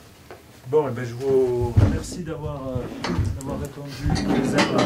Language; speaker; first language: French; native; French